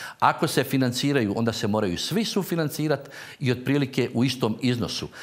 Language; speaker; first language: Croatian; native; Croatian